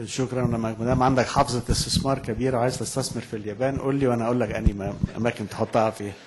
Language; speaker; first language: Arabic; native; Arabic